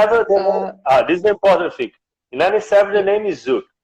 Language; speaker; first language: English; non-native, learner; Portuguese